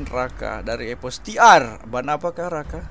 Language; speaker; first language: Indonesian; native; Indonesian